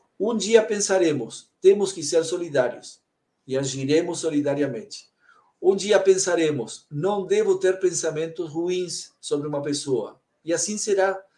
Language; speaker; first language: Portuguese; native; Portuguese